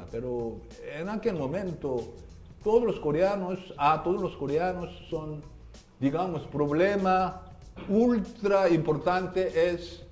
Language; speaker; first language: Spanish; non-native, learner; Korean